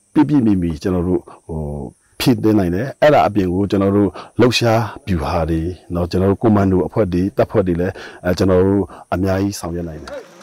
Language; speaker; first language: Burmese; non-native, local second language; Shwe Palaung